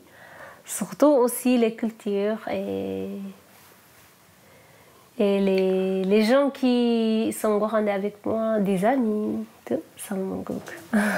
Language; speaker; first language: French; non-native, learner; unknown